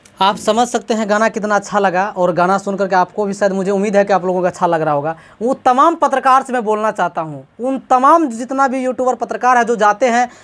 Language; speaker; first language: Hindi; native; Hindi